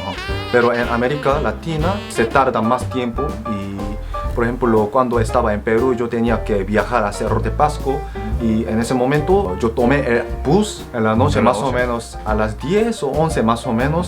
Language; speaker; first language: Spanish; non-native, fluent; Korean